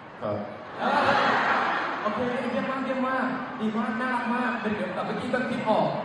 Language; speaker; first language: Thai; native; Thai